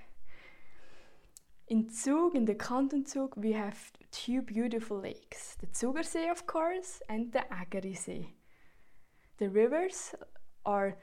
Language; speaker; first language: English; non-native, fluent; Swiss German